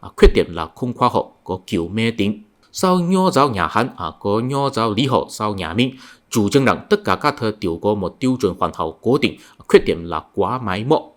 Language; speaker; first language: Vietnamese; non-native, fluent; Chinese